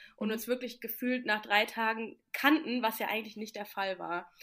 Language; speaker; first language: German; native; German